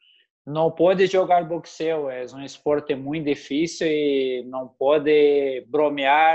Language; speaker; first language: Spanish; non-native, learner; Portuguese